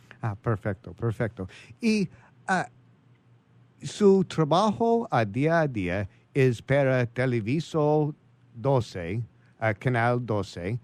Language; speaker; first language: Spanish; non-native, learner; English